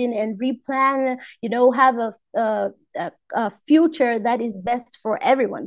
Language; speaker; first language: English; non-native, local second language; Swahili